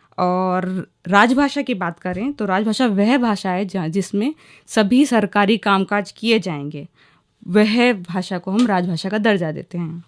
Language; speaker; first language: Hindi; native; Hindi